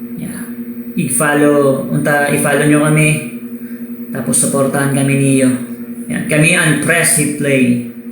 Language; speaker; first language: Filipino; non-native, local second language; Waray